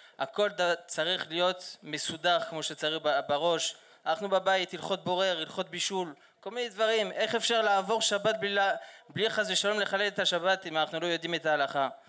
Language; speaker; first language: Hebrew; non-native, fluent; French